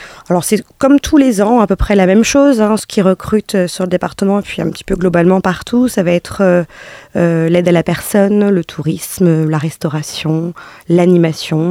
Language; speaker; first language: French; native; French